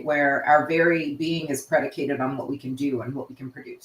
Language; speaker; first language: English; native; English